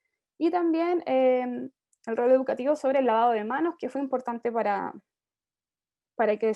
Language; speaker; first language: Spanish; native; Spanish